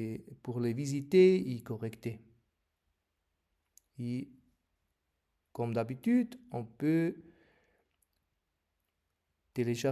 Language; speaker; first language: French; non-native, learner; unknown